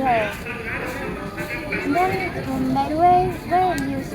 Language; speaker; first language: English; non-native, learner; Indonesian